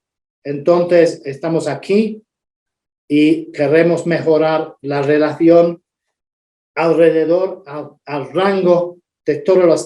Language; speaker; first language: Spanish; non-native, fluent; English